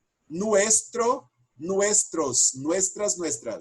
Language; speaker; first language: Spanish; non-native, fluent; Portuguese